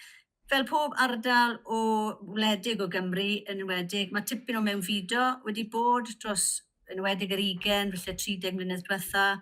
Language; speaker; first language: Welsh; native; Welsh